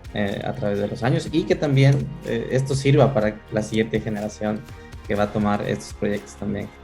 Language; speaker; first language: Spanish; native; Spanish